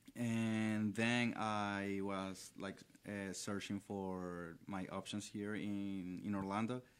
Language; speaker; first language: English; non-native, learner; Spanish